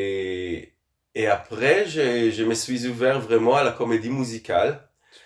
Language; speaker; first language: French; non-native, fluent; Hebrew